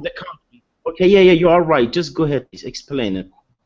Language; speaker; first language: English; non-native, learner; Arabic